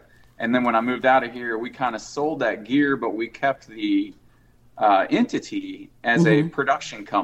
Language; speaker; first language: English; native; English